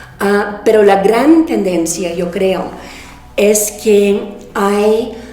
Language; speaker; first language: Spanish; non-native, fluent; English